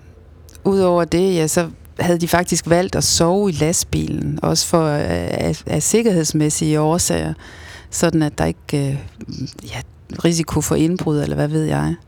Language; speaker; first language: Danish; native; Danish